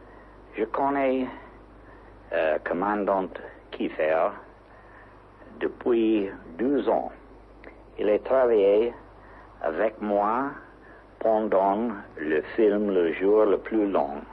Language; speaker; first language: French; non-native, learner; English